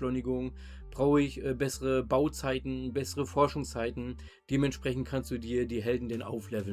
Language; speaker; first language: German; native; German